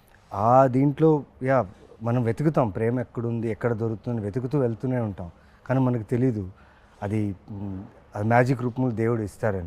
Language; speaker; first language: Telugu; native; Telugu